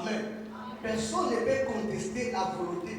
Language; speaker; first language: French; non-native, local second language; Lingala